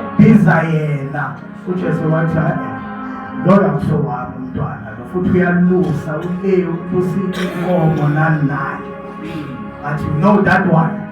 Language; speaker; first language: Zulu; native; Zulu